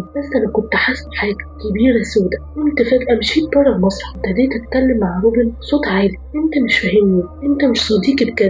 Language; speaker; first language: Arabic; native; Arabic